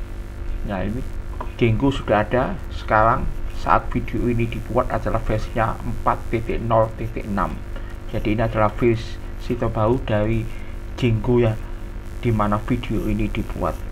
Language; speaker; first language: Indonesian; native; Indonesian